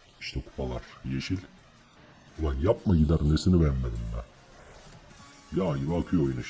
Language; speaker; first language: Turkish; native; Turkish